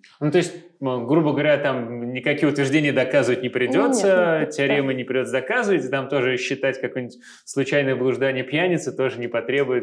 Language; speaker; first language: Russian; native; Russian